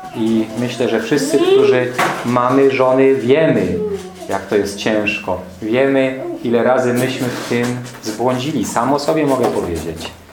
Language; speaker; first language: Polish; non-native, fluent; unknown